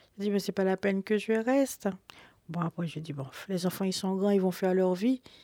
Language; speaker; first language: French; non-native, local second language; Haitian Creole